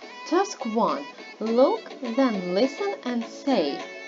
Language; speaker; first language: English; non-native, fluent; Ukrainian